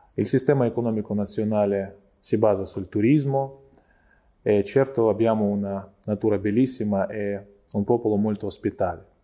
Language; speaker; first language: Italian; non-native, fluent; Abkhazian